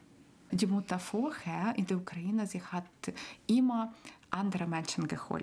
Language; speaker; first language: German; non-native, learner; Ukrainian